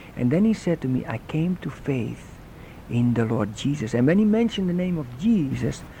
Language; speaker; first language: English; non-native, fluent; Dutch